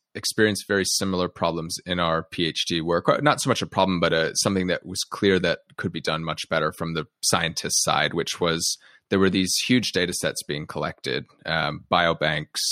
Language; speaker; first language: English; native; English